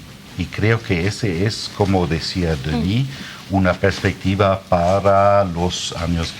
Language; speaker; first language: Spanish; non-native, fluent; German